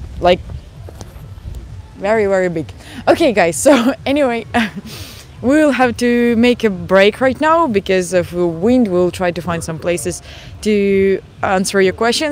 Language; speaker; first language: English; non-native, fluent; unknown